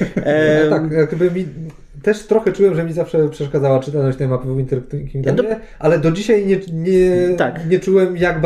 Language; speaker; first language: Polish; native; Polish